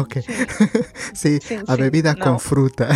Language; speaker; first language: Portuguese; non-native, learner; Spanish